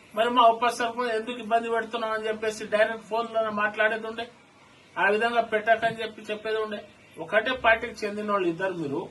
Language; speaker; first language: Telugu; non-native, local second language; Lambadi